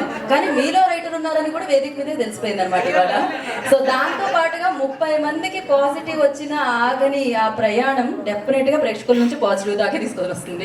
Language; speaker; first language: Telugu; native; Telugu